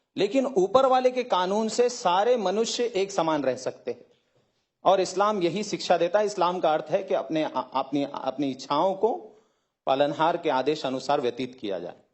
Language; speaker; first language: Hindi; native; Hindi